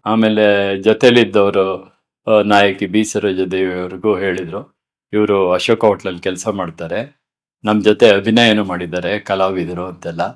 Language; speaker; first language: Kannada; native; Kannada